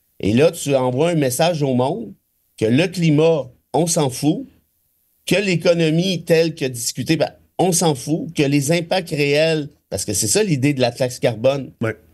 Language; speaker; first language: French; native; French